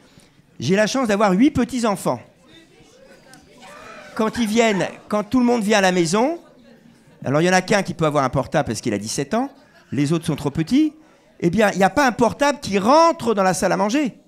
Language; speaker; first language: French; native; French